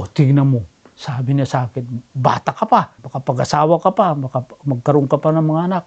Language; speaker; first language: Filipino; non-native, local second language; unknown